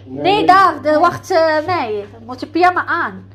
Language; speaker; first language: Dutch; non-native, learner; Arabic